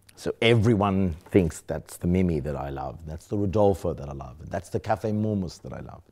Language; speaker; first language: English; native; English